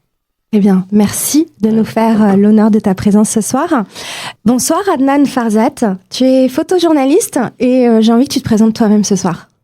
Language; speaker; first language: French; native; French